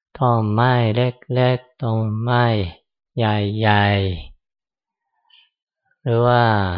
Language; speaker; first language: Thai; non-native, fluent; Japanese